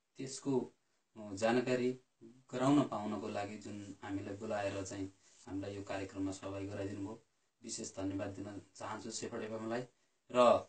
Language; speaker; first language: Nepali; native; Nepali